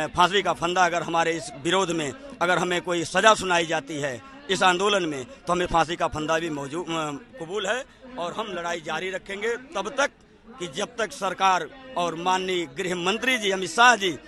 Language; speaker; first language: Hindi; native; Hindi